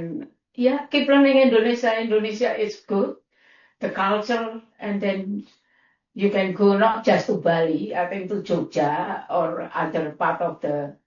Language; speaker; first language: English; non-native, learner; Indonesian